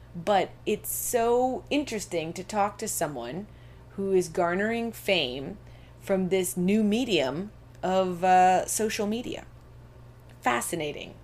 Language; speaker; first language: English; native; English